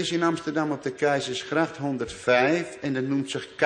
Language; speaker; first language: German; non-native, learner; Dutch